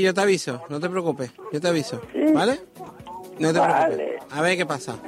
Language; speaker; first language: Spanish; native; Spanish